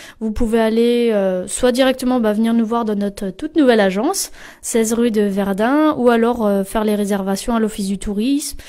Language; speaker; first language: French; native; French